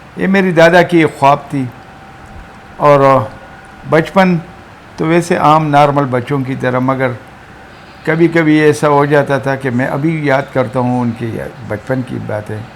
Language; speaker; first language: Urdu; non-native, local second language; Pashto